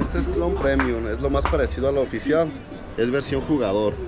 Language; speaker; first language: Spanish; native; Spanish